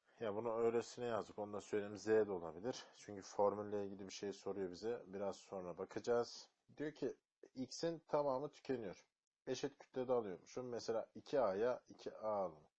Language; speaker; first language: Turkish; native; Turkish